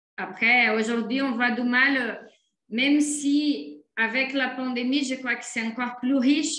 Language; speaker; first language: French; non-native, fluent; Portuguese